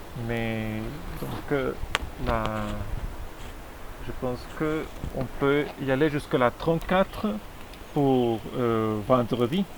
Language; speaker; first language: French; non-native, fluent; Spanish